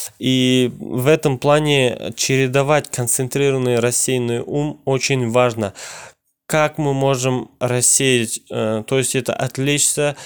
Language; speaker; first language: Russian; non-native, local second language; Kazakh